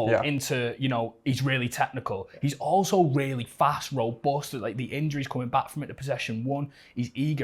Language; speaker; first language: English; native; English